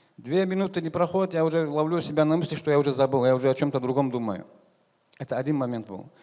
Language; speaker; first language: Russian; non-native, local second language; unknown